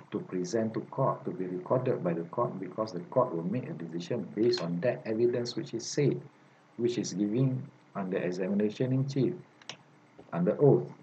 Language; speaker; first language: English; non-native, local second language; Malay